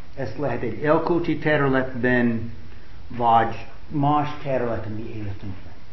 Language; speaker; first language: Hungarian; non-native, fluent; English